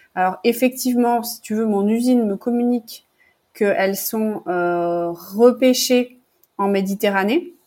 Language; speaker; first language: French; native; French